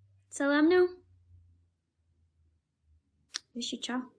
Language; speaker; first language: Amharic; non-native, learner; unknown